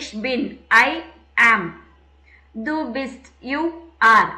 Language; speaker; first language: German; non-native, fluent; Tamil